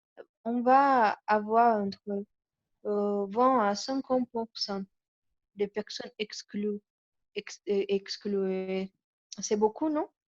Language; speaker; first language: French; non-native, learner; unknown